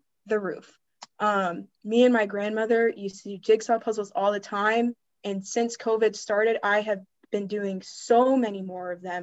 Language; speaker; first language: English; native; English